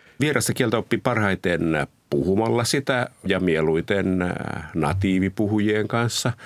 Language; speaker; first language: Finnish; native; Finnish